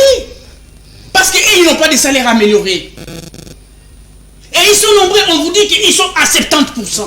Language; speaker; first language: French; non-native, local second language; Lingala